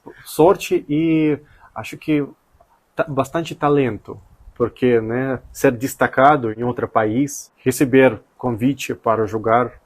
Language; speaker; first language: Portuguese; non-native, fluent; Russian